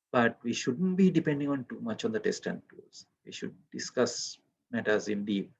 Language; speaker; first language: English; non-native, local second language; Sinhala